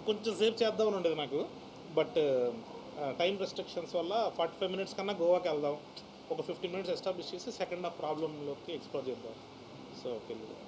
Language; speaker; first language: Telugu; native; Telugu